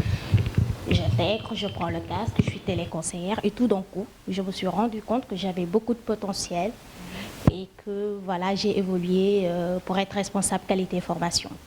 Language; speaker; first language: French; non-native, local second language; Wolof